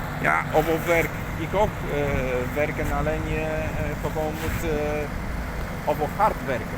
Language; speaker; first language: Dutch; non-native, learner; Polish